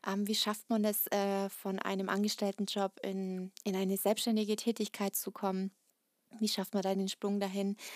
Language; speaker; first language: German; early bilingual, other home language; Russian